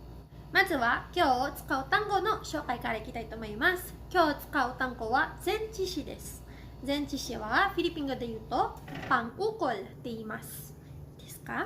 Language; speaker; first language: Japanese; non-native, fluent; Cebuano